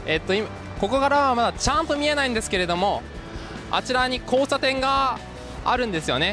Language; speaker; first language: Japanese; early bilingual, heritage; Japanese